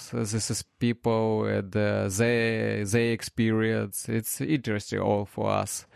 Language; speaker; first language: English; non-native, learner; Ukrainian